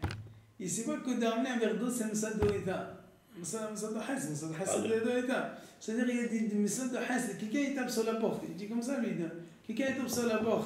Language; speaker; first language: French; native; French